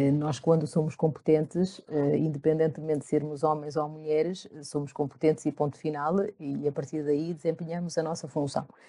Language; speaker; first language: Portuguese; early bilingual, other home language; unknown